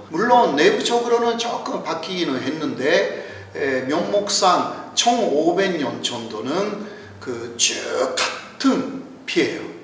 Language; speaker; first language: Korean; non-native, fluent; Japanese